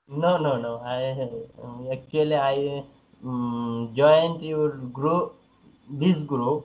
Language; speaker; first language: English; non-native, learner; Bangla